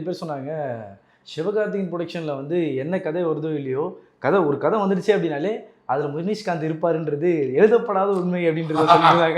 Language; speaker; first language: Tamil; native; Tamil